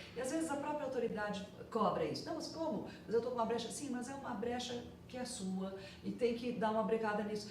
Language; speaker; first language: Portuguese; native; Portuguese